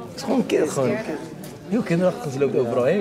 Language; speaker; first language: Dutch; native; Dutch